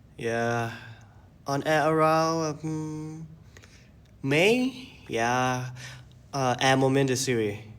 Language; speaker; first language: English; non-native, learner; Thai